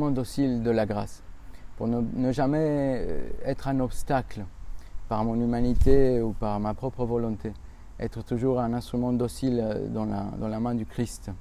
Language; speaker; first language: French; non-native, fluent; Spanish